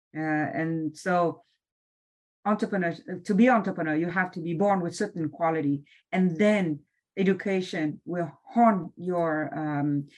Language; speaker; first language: English; non-native, fluent; Vietnamese